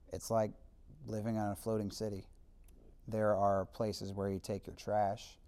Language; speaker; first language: English; native; English